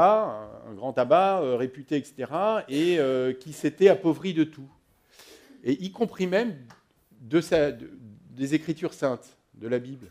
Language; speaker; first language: French; native; French